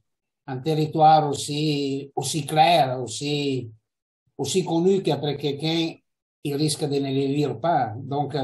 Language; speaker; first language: French; non-native, fluent; Italian